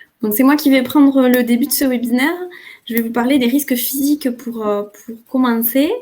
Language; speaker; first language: French; native; French